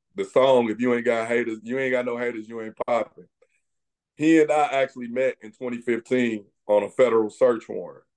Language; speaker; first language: English; native; English